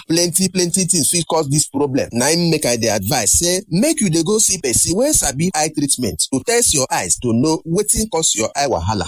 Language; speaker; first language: Nigerian Pidgin; native; Nigerian Pidgin